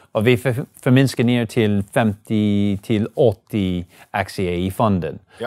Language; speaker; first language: Swedish; non-native, learner; English